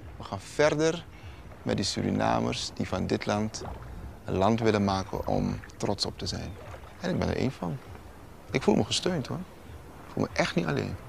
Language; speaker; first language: Dutch; native; Dutch